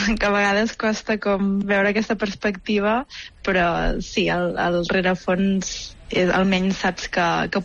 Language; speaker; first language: Catalan; native; Catalan